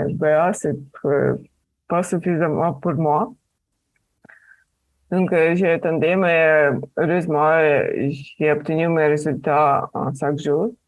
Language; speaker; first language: French; non-native, learner; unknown